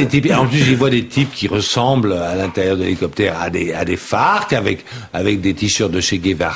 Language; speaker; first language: French; native; French